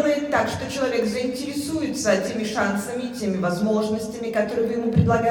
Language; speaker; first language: Russian; native; Russian